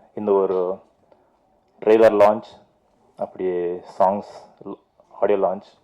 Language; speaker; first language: Tamil; non-native, fluent; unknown